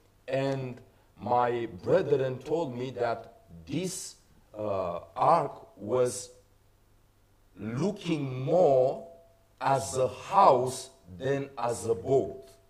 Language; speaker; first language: English; non-native, fluent; Romanian